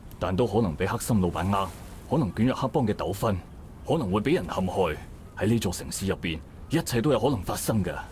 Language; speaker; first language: Cantonese; early bilingual, heritage; Cantonese